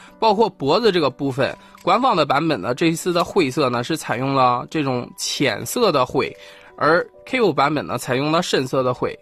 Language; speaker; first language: Chinese; native; Chinese